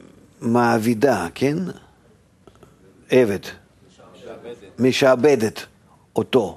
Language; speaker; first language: Hebrew; non-native, fluent; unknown